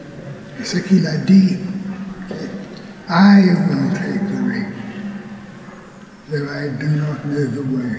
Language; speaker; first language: French; non-native, learner; English